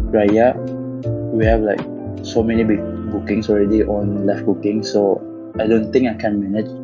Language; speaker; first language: English; non-native, local second language; Malay